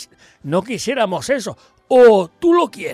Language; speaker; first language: Spanish; native; Spanish